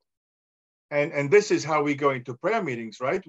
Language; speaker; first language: English; non-native, fluent; German